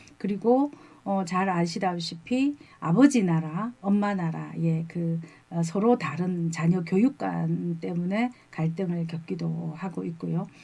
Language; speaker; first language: Korean; native; Korean